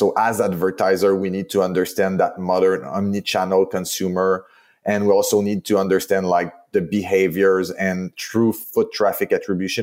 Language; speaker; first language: English; non-native, fluent; French